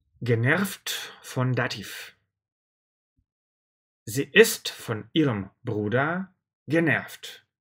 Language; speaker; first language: German; non-native, fluent; Russian